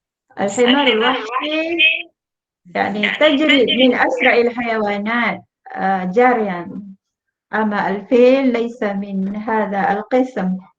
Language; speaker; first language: Arabic; non-native, fluent; Malay